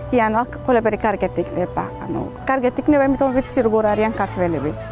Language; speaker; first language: Georgian; non-native, learner; Arabic